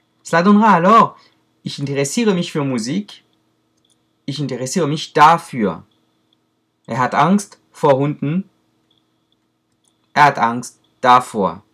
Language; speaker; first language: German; non-native, fluent; French